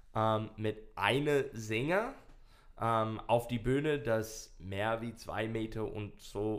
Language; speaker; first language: German; non-native, learner; English